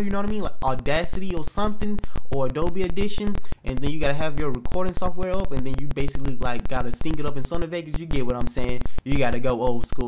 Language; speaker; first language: English; native; English